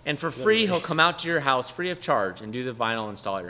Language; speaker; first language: English; native; English